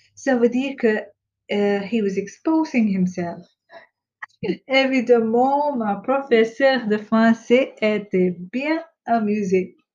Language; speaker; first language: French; non-native, fluent; English